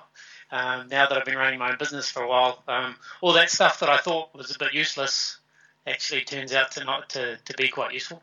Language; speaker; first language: English; native; English